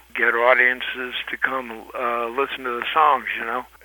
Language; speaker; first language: English; early bilingual, other home language; Spanish